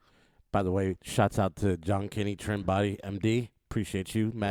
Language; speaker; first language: English; native; English